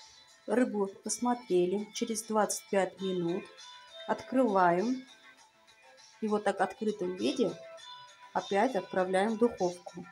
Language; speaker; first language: Russian; non-native, fluent; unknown